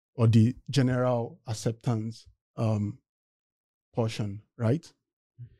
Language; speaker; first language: English; non-native, local second language; Yoruba